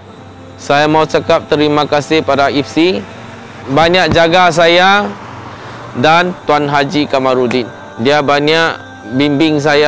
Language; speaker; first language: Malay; non-native, local second language; Min Nan Chinese